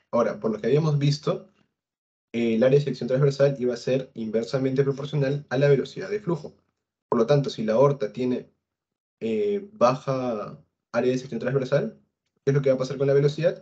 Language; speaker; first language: Spanish; native; Spanish